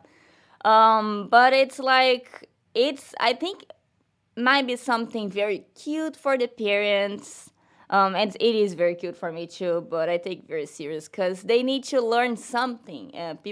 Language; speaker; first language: English; non-native, learner; Portuguese